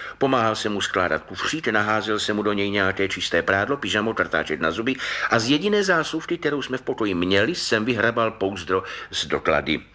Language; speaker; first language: Czech; native; Czech